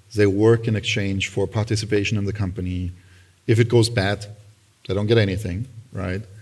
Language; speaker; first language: English; non-native, fluent; German